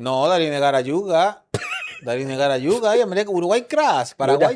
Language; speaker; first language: Indonesian; non-native, fluent; Spanish